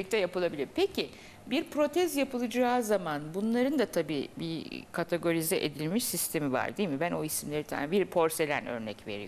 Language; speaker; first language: Turkish; native; Turkish